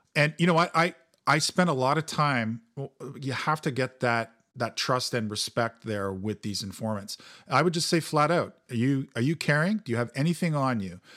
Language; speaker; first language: English; native; English